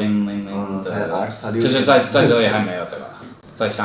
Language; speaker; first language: Chinese; non-native, learner; English